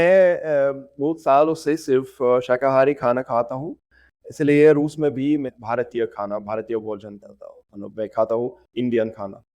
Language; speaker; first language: Hindi; non-native, fluent; Russian